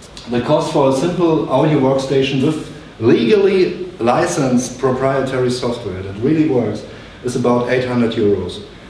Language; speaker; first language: English; non-native, fluent; German